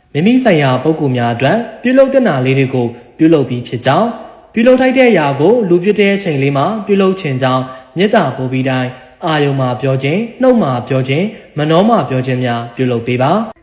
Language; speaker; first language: Burmese; non-native, local second language; Shan